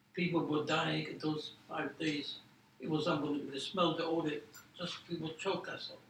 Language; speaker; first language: English; non-native, fluent; Polish